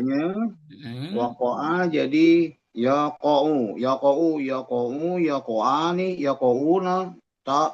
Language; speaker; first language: Arabic; non-native, learner; Indonesian